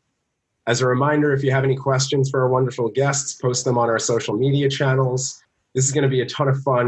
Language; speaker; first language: English; native; English